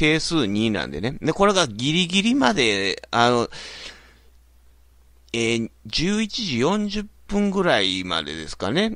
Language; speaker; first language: Japanese; native; Japanese